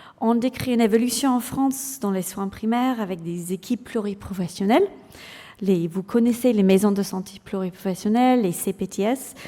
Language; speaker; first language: French; non-native, fluent; English